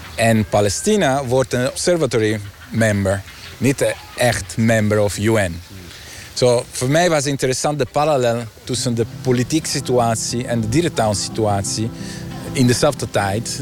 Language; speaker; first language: Dutch; non-native, learner; Italian